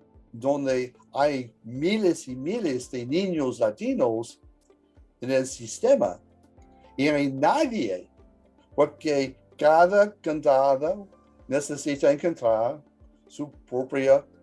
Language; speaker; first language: Spanish; early bilingual, heritage; English